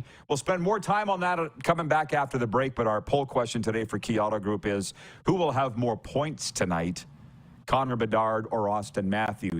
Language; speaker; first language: English; native; English